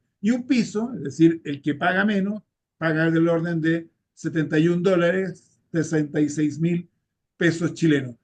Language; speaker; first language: Spanish; native; Spanish